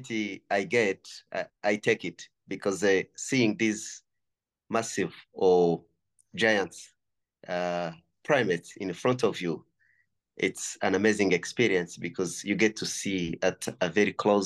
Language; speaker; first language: English; non-native, local second language; Kinyarwanda